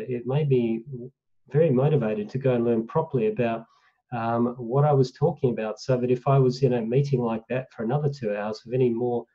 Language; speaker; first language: English; native; English